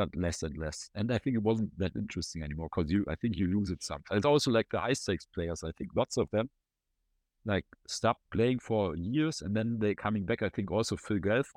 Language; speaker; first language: English; non-native, fluent; German